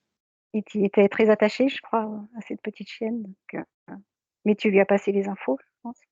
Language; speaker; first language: French; native; French